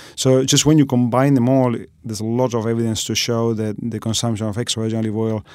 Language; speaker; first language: English; non-native, fluent; Spanish